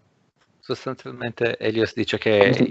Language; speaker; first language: Italian; native; Italian